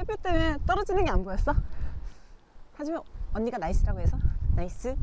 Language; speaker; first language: Korean; native; Korean